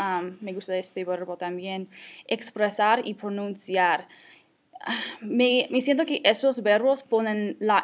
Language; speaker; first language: Spanish; non-native, fluent; English